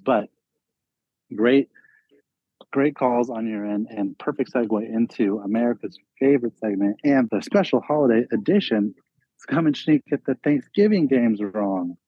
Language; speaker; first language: English; native; English